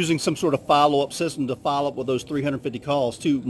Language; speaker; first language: English; native; English